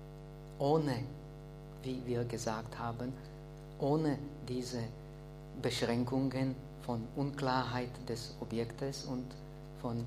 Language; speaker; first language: German; non-native, fluent; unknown